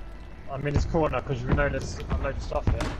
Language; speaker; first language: English; native; English